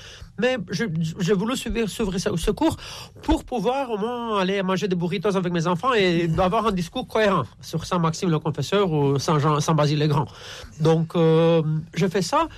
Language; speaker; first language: French; non-native, fluent; Romanian